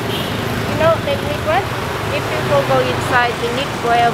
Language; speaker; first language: English; non-native, learner; Vietnamese